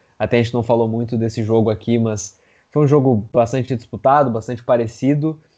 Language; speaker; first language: Portuguese; native; Portuguese